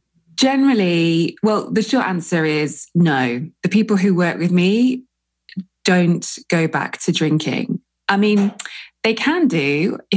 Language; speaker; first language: English; native; English